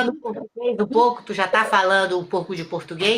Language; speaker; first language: Portuguese; native; Portuguese